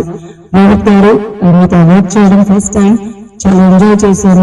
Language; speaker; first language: Telugu; non-native, fluent; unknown